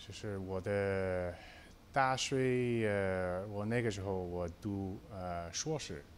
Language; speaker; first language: Chinese; non-native, fluent; English